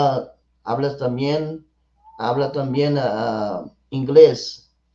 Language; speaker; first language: Spanish; non-native, learner; Portuguese